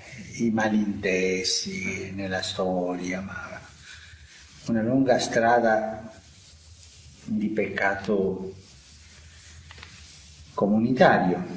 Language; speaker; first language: Italian; non-native, fluent; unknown